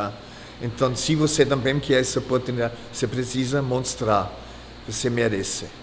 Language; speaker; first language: Portuguese; non-native, fluent; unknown